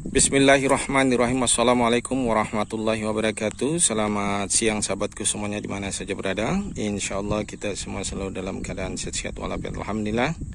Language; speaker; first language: Indonesian; native; Indonesian